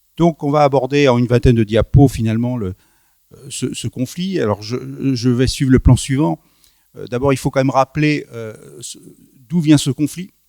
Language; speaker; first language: French; native; French